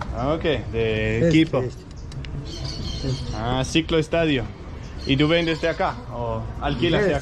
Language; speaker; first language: Spanish; non-native, learner; English